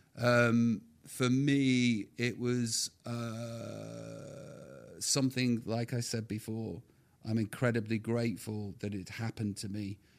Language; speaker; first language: English; native; English